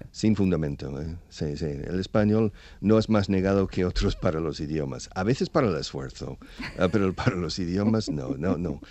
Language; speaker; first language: Spanish; non-native, fluent; English